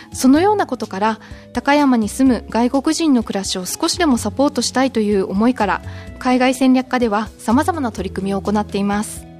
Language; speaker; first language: Japanese; native; Japanese